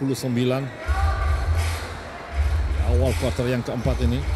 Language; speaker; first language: Indonesian; native; Indonesian